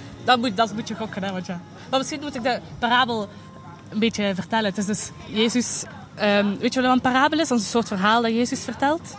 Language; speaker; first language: Dutch; native; Dutch